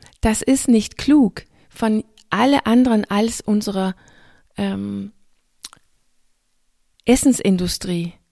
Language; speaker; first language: German; non-native, fluent; Danish